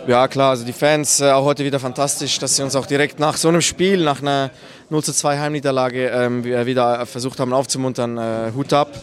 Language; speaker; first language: German; native; German